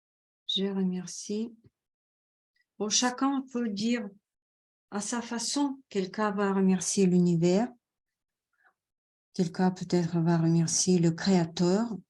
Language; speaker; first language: French; non-native, fluent; Russian